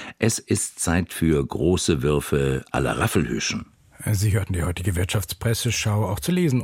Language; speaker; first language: German; native; German